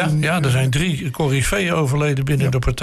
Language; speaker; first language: Dutch; native; Dutch